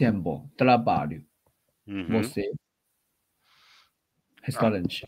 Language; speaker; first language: Portuguese; non-native, learner; Chinese